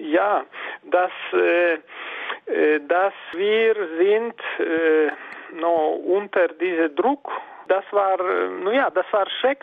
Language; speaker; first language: German; non-native, fluent; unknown